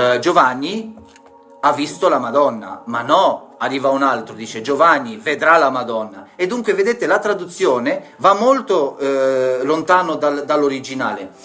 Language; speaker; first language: Italian; non-native, fluent; Romanian